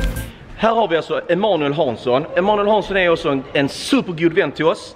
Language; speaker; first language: Swedish; native; Swedish